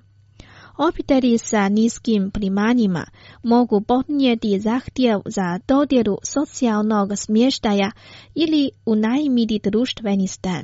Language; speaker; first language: Croatian; non-native, fluent; Chinese